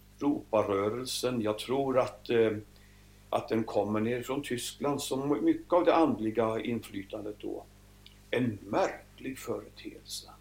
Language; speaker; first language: Swedish; native; Swedish